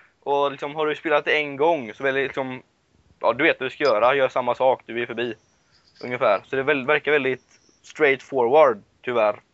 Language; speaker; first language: Swedish; native; Swedish